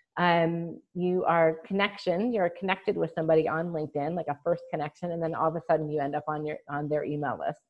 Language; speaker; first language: English; native; English